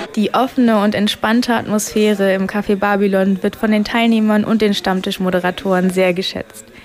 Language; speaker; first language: German; native; German